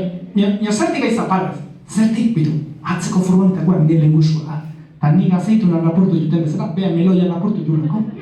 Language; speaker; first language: Basque; native; Basque